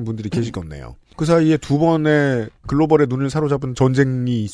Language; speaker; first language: Korean; native; Korean